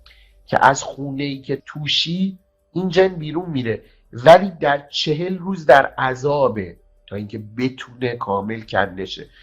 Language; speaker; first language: Persian; native; Persian